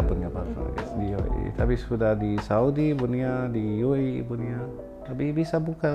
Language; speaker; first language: Indonesian; non-native, learner; Arabic